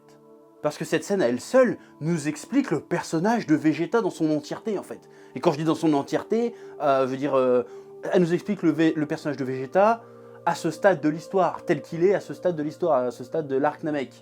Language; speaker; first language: French; native; French